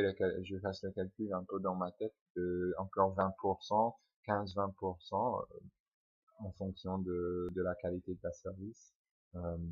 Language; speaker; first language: French; non-native, fluent; English